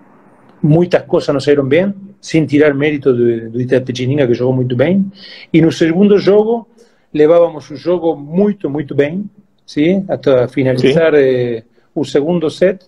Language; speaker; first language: Portuguese; non-native, fluent; Spanish